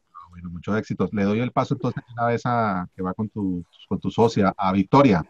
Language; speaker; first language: Spanish; native; Spanish